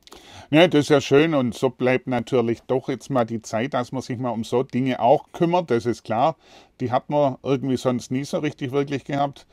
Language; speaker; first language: German; native; German